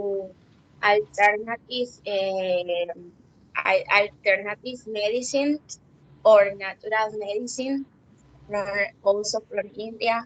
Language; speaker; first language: English; non-native, learner; Spanish